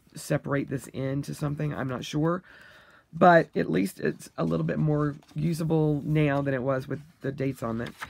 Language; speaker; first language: English; native; English